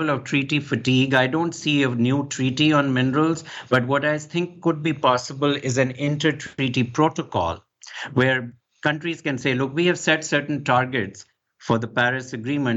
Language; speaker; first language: English; non-native, local second language; Urdu